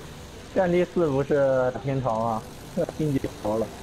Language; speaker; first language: Chinese; native; Chinese